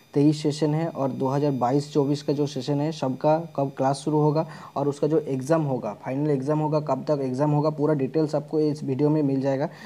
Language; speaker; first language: Hindi; non-native, local second language; Bangla